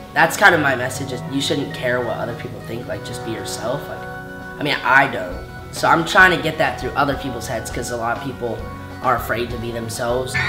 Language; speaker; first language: English; native; English